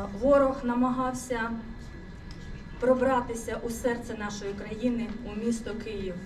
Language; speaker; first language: Ukrainian; non-native, local second language; Russian